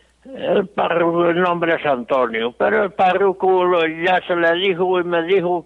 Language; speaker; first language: Spanish; non-native, local second language; Galician